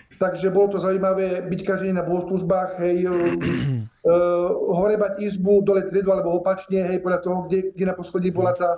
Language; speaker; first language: Slovak; native; Slovak